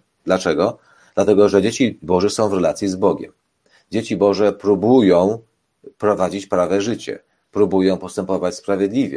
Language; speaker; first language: Polish; native; Polish